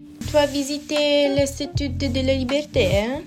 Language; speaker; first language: French; non-native, learner; Italian